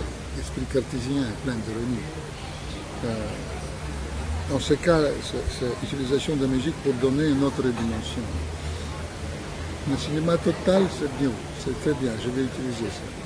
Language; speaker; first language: French; non-native, fluent; Russian